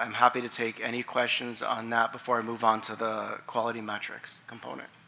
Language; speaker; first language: English; native; English